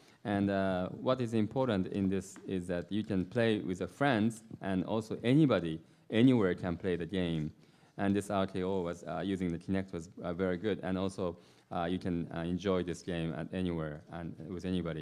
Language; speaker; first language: English; non-native, fluent; Japanese